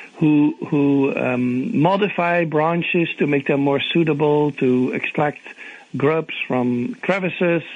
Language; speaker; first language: English; non-native, fluent; Dutch